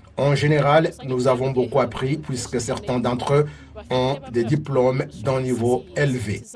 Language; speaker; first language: French; non-native, local second language; Kinyarwanda